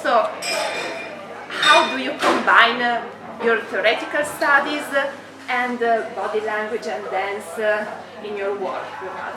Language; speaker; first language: English; non-native, fluent; Italian